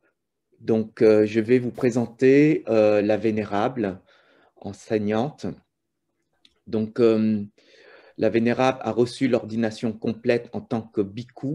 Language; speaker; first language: French; early bilingual, other home language; Vietnamese